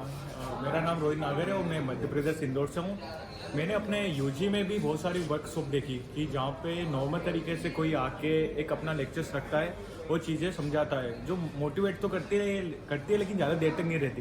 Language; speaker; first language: Hindi; native; Hindi